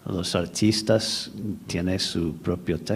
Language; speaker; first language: Spanish; non-native, fluent; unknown